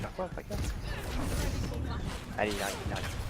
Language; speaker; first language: French; native; French